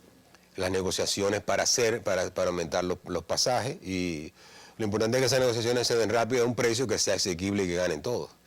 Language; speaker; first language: Spanish; native; Spanish